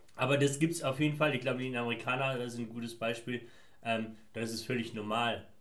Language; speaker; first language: German; early bilingual, other home language; Persian